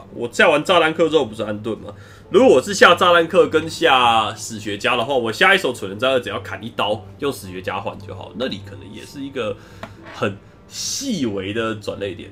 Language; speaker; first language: Chinese; native; Chinese